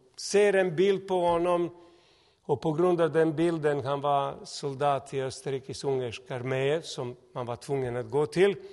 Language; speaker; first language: Swedish; non-native, fluent; Serbian